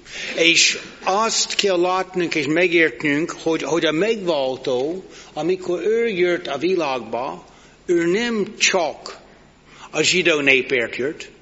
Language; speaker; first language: Hungarian; non-native, learner; English